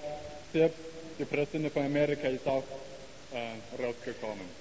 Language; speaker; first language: German; non-native, learner; Chinese